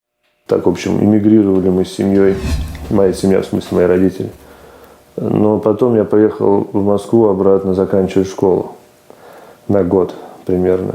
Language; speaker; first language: Russian; native; Russian